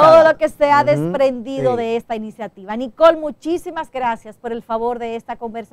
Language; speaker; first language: Spanish; native; Spanish